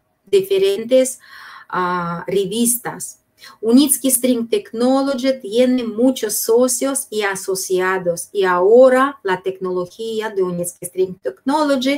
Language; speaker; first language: Spanish; non-native, fluent; Russian